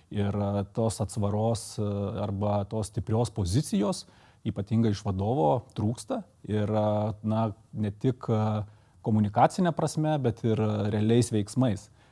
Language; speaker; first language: Lithuanian; native; Lithuanian